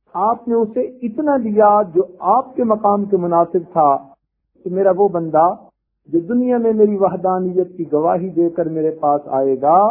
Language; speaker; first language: Urdu; native; Urdu